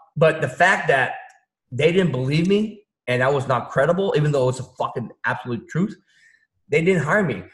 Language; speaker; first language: English; early bilingual, other home language; Vietnamese